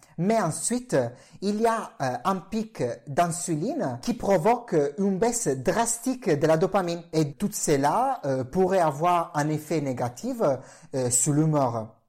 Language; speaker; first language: French; non-native, fluent; Italian